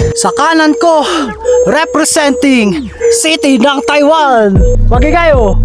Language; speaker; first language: Filipino; non-native, local second language; Hiligaynon